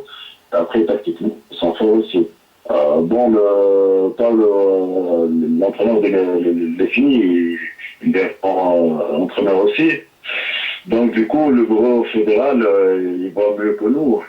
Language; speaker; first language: French; non-native, local second language; Arabic